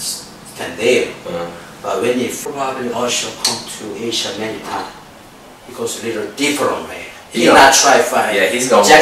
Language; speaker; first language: English; non-native, learner; Korean